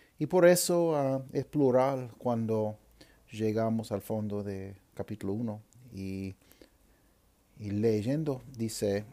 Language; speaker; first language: Spanish; non-native, fluent; English